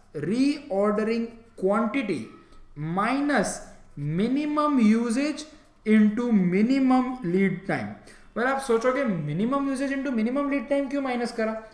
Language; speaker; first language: Hindi; native; Hindi